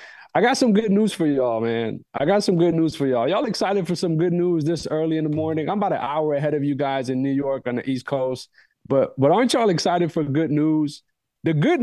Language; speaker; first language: English; native; English